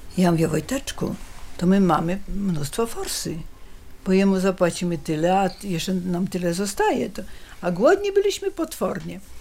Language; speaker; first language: Polish; native; Polish